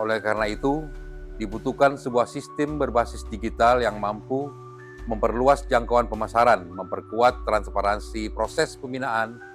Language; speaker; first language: Indonesian; native; Indonesian